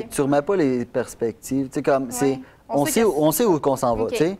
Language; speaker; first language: French; native; French